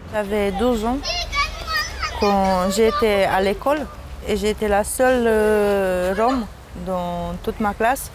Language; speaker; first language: French; non-native, fluent; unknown